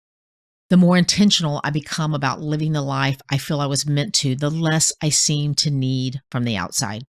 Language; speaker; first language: English; native; English